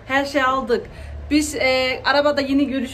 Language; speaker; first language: Turkish; non-native, learner; German